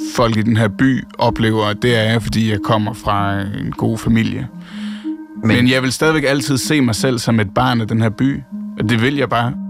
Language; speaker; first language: Danish; native; Danish